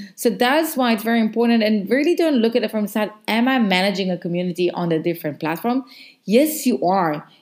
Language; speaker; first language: English; non-native, fluent; Hebrew